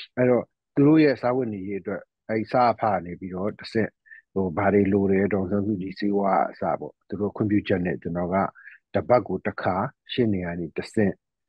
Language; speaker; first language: Burmese; native; Burmese